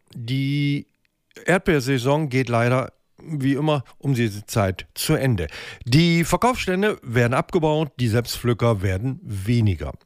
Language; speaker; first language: German; native; German